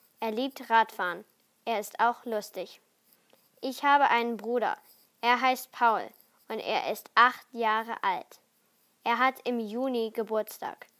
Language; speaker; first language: German; early bilingual, heritage; German